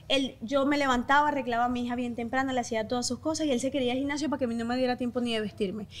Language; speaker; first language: Spanish; native; Spanish